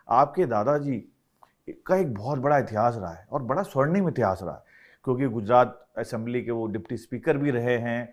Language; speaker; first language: Hindi; native; Hindi